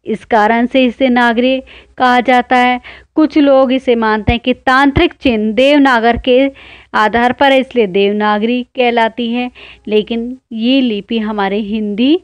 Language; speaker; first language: Hindi; native; Hindi